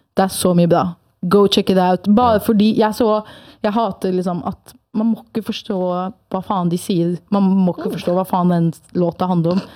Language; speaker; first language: Norwegian; early bilingual, other home language; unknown